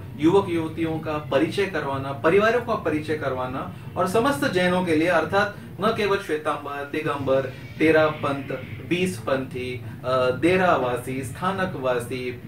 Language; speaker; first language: Hindi; native; Hindi